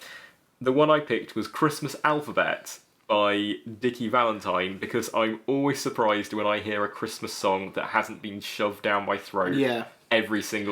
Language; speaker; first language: English; native; English